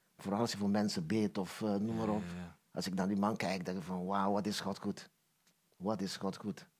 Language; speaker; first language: Dutch; non-native, local second language; Papiamento